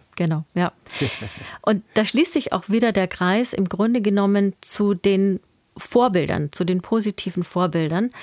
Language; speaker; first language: German; native; German